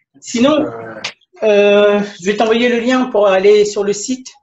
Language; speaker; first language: French; native; French